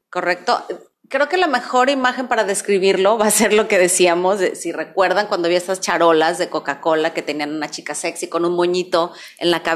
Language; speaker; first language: Spanish; native; Spanish